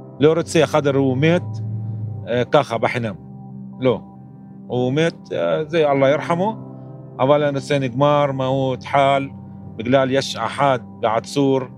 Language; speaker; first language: Hebrew; non-native, local second language; Arabic